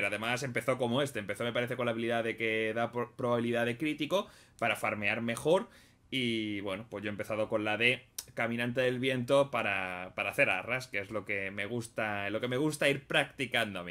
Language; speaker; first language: Spanish; native; Spanish